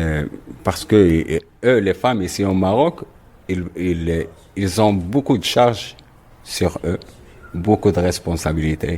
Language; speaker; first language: French; non-native, local second language; Arabic